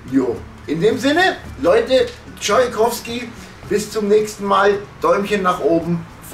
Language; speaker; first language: German; native; German